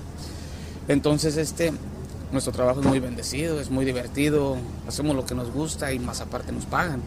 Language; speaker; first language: Spanish; native; Spanish